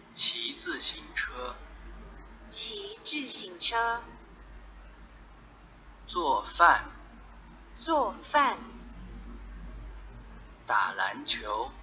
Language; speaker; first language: Chinese; non-native, fluent; Thai